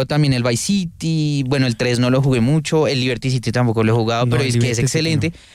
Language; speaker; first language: Spanish; native; Spanish